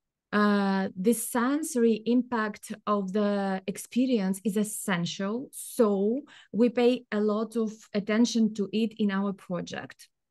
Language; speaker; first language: English; non-native, fluent; Ukrainian